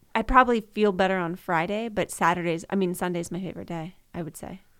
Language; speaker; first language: English; native; English